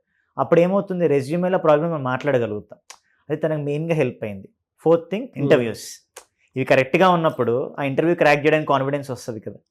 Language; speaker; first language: Telugu; native; Telugu